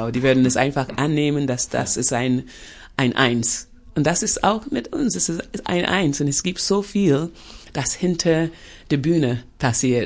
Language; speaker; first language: German; non-native, fluent; English